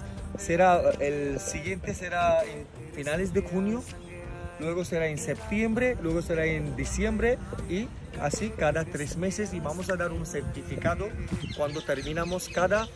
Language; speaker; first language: Spanish; non-native, fluent; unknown